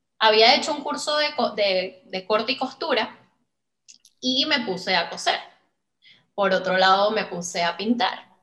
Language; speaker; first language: Spanish; native; Spanish